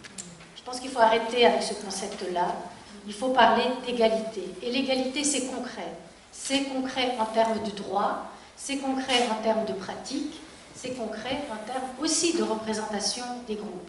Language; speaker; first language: French; native; French